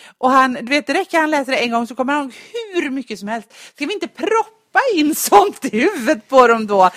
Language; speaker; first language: Swedish; native; Swedish